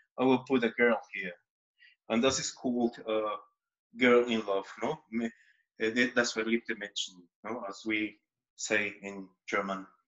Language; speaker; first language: English; non-native, fluent; Spanish